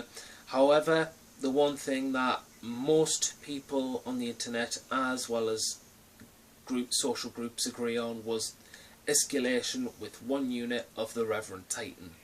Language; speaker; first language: English; native; English